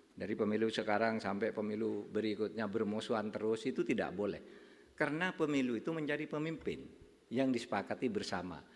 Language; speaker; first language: Indonesian; non-native, local second language; Madurese